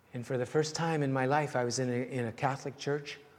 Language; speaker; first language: English; native; English